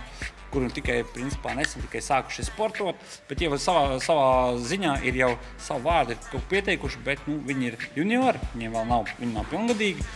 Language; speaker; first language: Latvian; native; Latvian